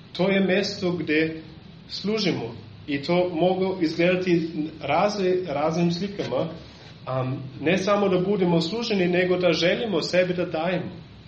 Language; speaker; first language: Serbian; non-native, fluent; German